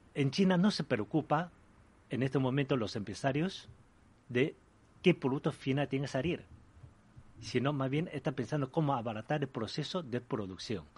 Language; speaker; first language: Spanish; early bilingual, other home language; Chinese